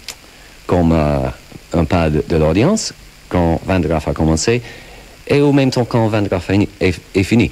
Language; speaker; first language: French; non-native, fluent; English